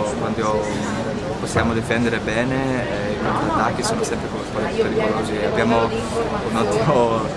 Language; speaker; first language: Italian; non-native, learner; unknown